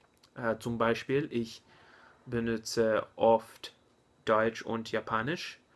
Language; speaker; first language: German; non-native, learner; English